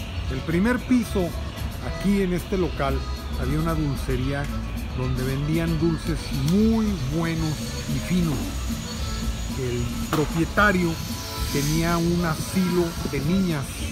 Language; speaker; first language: Spanish; native; Spanish